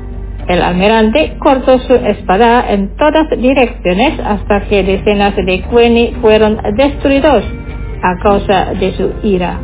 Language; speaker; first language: Spanish; non-native, fluent; Indonesian